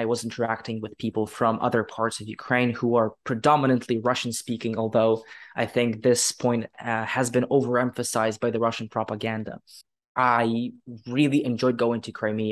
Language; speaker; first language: English; non-native, fluent; Ukrainian